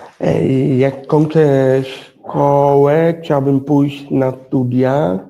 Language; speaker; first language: Polish; non-native, learner; Ukrainian